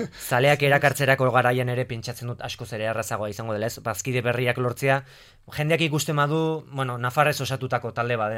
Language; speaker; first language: Basque; native; Basque